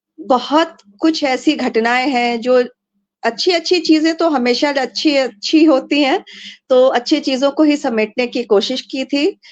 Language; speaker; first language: Hindi; native; Hindi